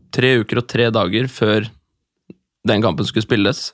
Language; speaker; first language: Norwegian; native; Norwegian